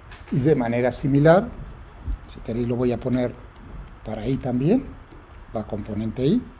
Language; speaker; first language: Spanish; native; Spanish